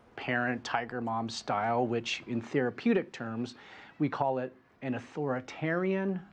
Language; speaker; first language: English; native; English